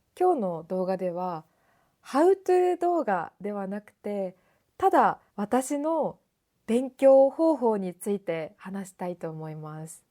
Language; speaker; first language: Japanese; native; Japanese